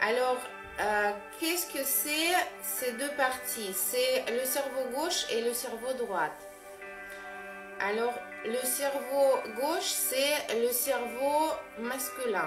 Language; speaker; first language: French; non-native, fluent; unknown